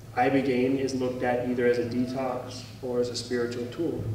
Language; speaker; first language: English; native; English